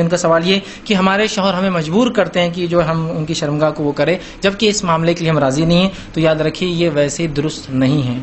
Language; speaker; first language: Urdu; native; Urdu